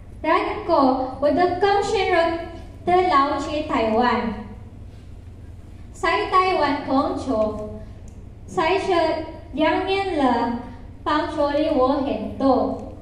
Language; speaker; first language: Chinese; non-native, learner; Filipino